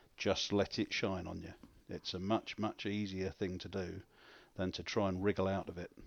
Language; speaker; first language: English; native; English